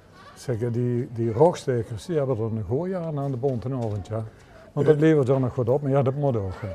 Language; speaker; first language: Dutch; native; Dutch